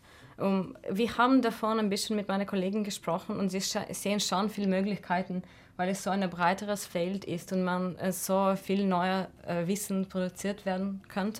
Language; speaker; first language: German; non-native, fluent; Russian